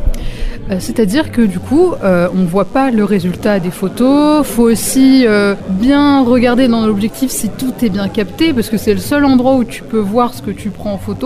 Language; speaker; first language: French; native; French